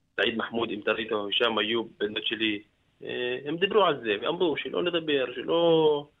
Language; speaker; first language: Hebrew; non-native, local second language; Arabic